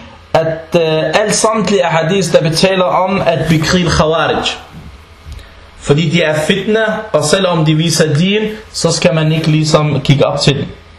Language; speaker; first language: Danish; non-native, fluent; Arabic